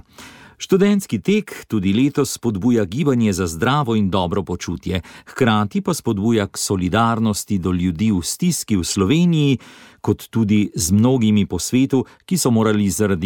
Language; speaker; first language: Slovenian; native; Slovenian